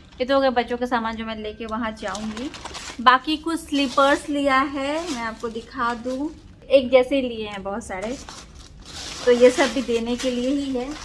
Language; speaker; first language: Hindi; native; Hindi